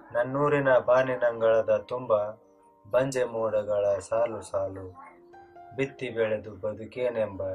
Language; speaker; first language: Kannada; native; Kannada